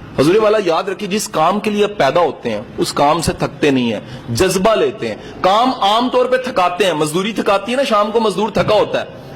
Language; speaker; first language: Urdu; non-native, local second language; Punjabi